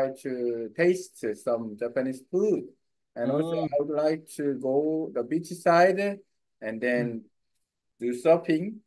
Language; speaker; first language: English; non-native, learner; Korean